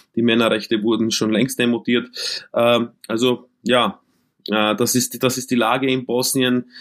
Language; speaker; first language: German; early bilingual, other home language; Croatian